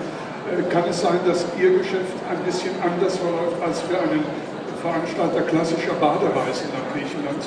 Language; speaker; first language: German; native; German